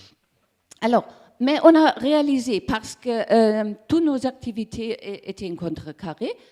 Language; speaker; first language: French; non-native, learner; German